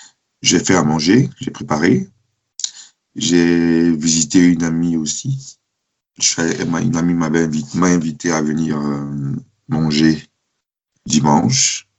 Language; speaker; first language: French; non-native, fluent; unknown